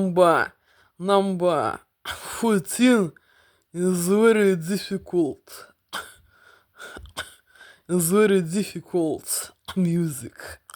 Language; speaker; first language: English; non-native, learner; Russian